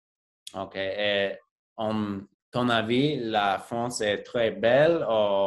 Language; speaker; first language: French; non-native, learner; English